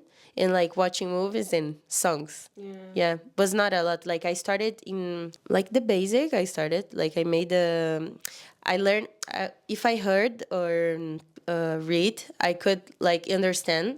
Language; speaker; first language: English; non-native, learner; Portuguese